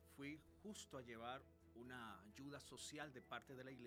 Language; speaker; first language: Portuguese; non-native, learner; Spanish